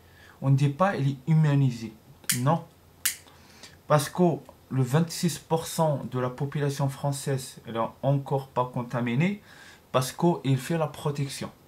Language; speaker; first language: French; non-native, learner; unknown